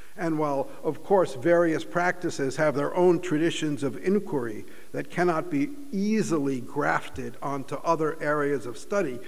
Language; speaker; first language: English; native; English